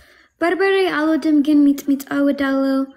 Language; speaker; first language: Amharic; non-native, learner; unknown